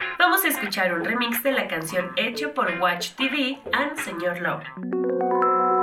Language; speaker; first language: Spanish; native; Spanish